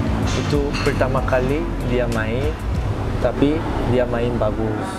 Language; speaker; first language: Indonesian; non-native, fluent; Korean